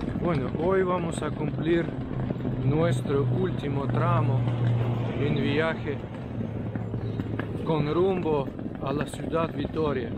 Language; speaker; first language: Spanish; non-native, fluent; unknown